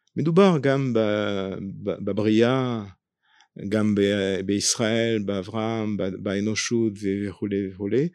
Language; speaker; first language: Hebrew; non-native, fluent; French